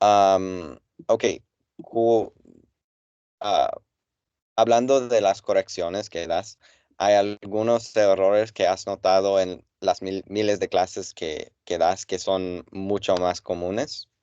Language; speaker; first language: Spanish; non-native, fluent; English